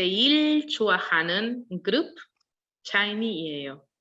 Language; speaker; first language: Korean; non-native, learner; Spanish